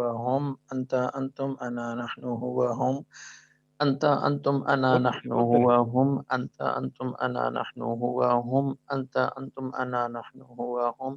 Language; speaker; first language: Arabic; non-native, learner; Urdu